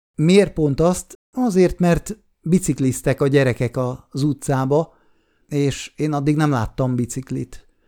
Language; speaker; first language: Hungarian; non-native, fluent; Swiss German